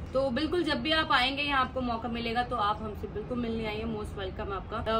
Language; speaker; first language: Hindi; native; Hindi